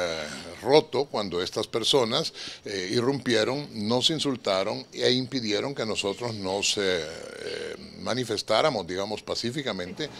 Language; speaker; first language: Spanish; native; Spanish